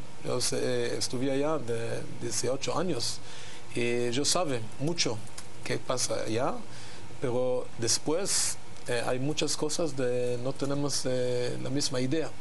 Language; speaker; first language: Spanish; non-native, learner; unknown